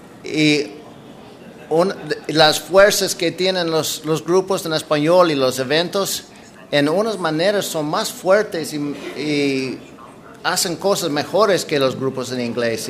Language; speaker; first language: Spanish; non-native, learner; English